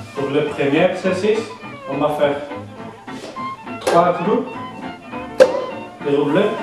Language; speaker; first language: French; non-native, learner; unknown